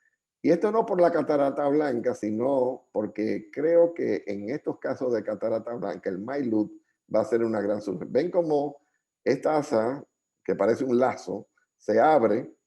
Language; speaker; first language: Spanish; native; Spanish